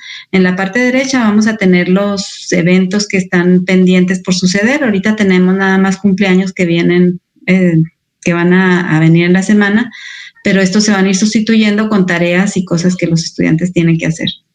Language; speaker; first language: Spanish; native; Spanish